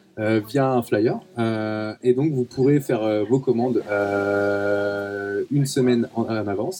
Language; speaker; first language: French; native; French